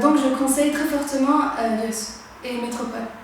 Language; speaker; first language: French; early bilingual, other home language; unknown